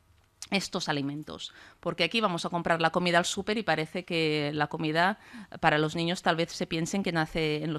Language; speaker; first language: Spanish; non-native, local second language; Catalan